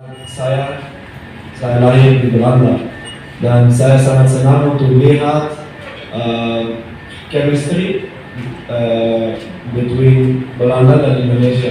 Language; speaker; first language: Indonesian; non-native, fluent; Dutch